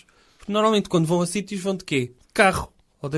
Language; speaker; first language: Portuguese; native; Portuguese